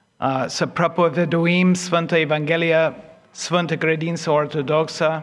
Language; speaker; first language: Romanian; non-native, fluent; English